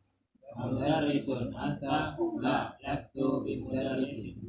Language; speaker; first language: Arabic; non-native, learner; Indonesian